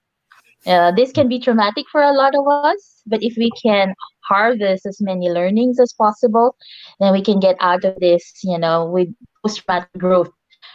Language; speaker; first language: English; non-native, local second language; Filipino